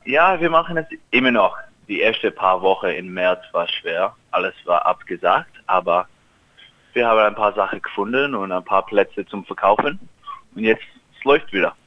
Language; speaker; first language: German; early bilingual, heritage; German